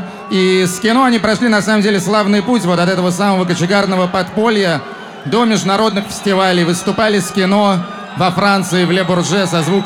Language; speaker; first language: Russian; native; Russian